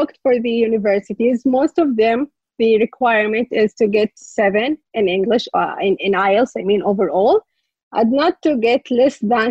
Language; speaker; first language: English; non-native, fluent; Arabic